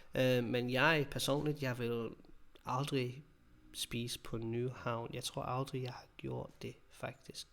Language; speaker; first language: Danish; non-native, fluent; English